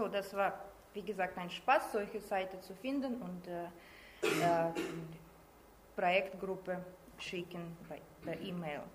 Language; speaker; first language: German; non-native, learner; Russian